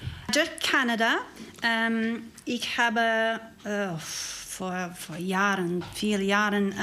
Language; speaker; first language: German; non-native, learner; English